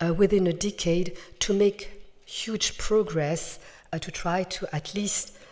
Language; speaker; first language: English; non-native, fluent; French